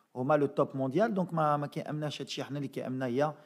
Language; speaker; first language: Arabic; early bilingual, heritage; Arabic